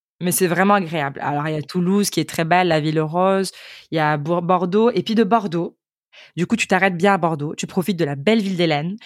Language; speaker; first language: French; native; French